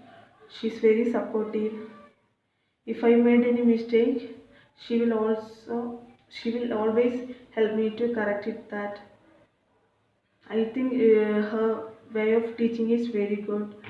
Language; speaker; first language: English; non-native, learner; Malayalam